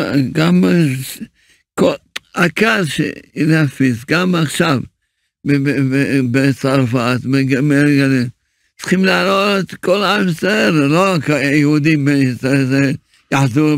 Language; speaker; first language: Hebrew; early bilingual, other home language; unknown